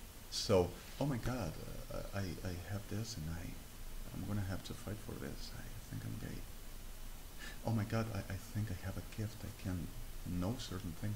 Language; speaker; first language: English; non-native, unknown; Spanish